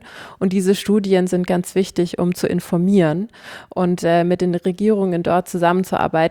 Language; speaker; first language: German; native; German